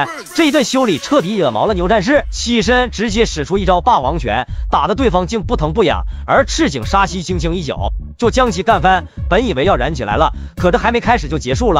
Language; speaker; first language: Chinese; native; Chinese